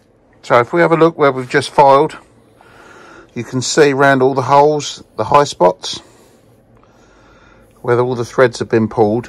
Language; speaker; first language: English; native; English